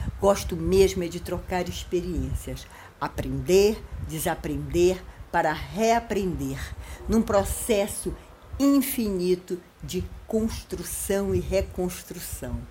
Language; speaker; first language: Portuguese; native; Portuguese